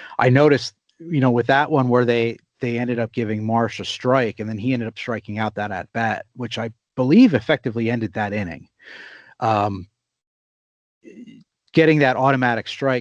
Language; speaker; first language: English; native; English